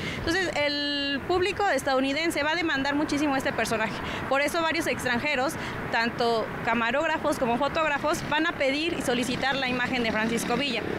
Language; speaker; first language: Spanish; native; Spanish